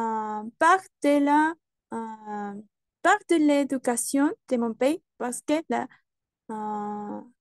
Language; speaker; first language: French; non-native, learner; Spanish